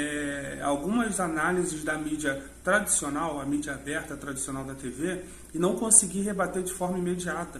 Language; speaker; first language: Portuguese; native; Portuguese